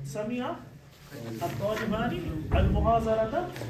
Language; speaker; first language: Arabic; non-native, fluent; Urdu